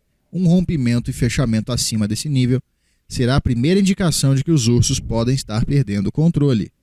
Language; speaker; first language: Portuguese; native; Portuguese